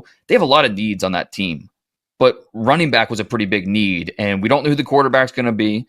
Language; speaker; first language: English; native; English